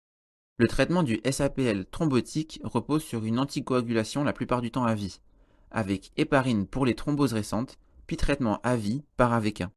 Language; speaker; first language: French; native; French